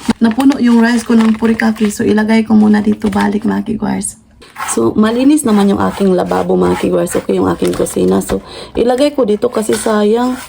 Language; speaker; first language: Filipino; non-native, local second language; Cebuano